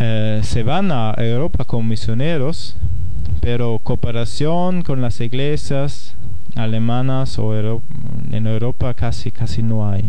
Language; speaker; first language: Spanish; non-native, fluent; German